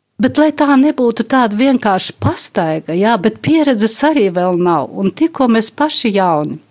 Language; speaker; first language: Latvian; native; Latvian